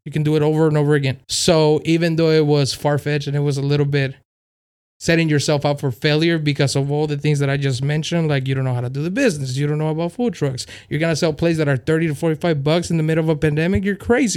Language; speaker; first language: English; non-native, fluent; Spanish